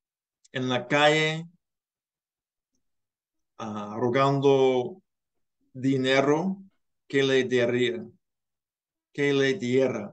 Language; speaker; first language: Spanish; non-native, learner; English